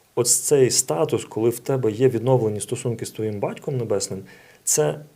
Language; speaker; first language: Ukrainian; non-native, local second language; Russian